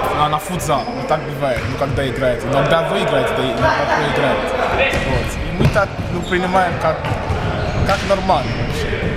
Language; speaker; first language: Russian; non-native, learner; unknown